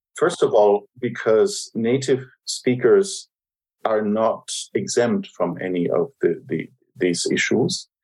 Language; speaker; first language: English; non-native, fluent; German